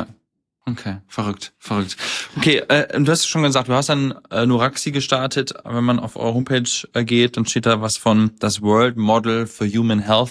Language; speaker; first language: German; native; German